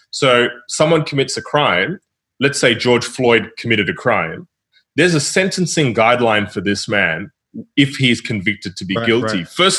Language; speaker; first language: English; native; English